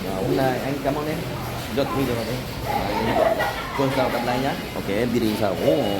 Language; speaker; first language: Vietnamese; non-native, learner; Korean